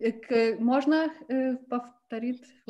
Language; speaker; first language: Russian; non-native, fluent; Lithuanian